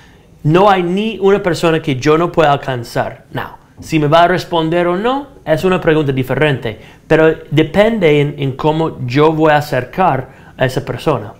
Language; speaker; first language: Spanish; non-native, fluent; English